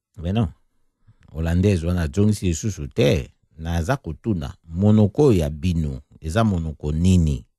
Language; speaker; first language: Lingala; native; Lingala